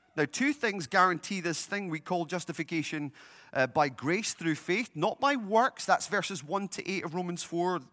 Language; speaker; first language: English; native; English